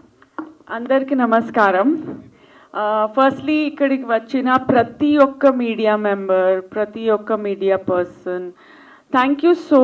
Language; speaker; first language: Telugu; non-native, fluent; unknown